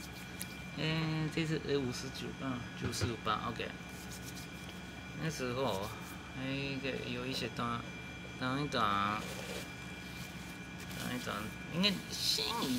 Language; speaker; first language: Chinese; non-native, learner; Japanese